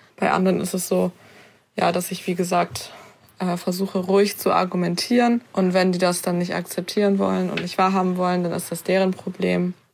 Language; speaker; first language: German; native; German